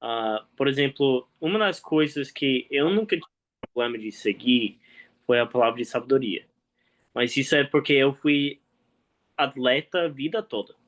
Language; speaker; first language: Portuguese; non-native, fluent; English